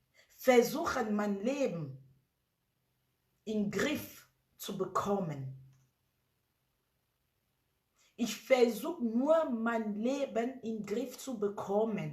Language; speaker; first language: German; non-native, learner; French